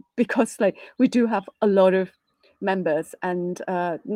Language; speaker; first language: English; non-native, local second language; Cantonese